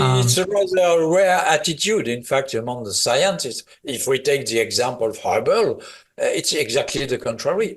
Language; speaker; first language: English; non-native, fluent; French